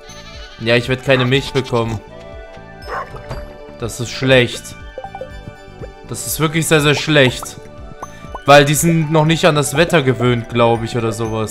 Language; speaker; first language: German; native; German